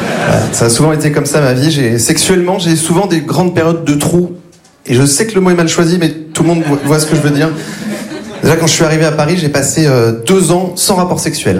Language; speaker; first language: French; native; French